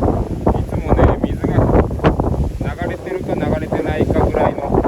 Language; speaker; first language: Japanese; native; Japanese